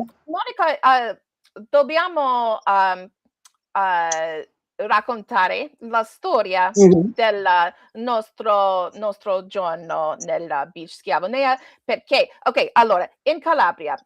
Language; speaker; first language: Italian; non-native, learner; English